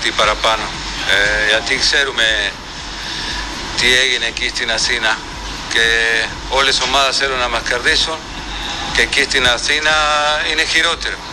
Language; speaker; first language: Greek; non-native, fluent; Spanish